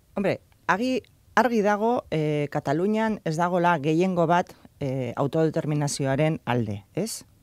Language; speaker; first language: Basque; non-native, local second language; Spanish